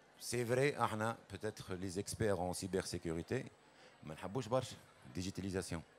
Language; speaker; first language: French; non-native, local second language; Arabic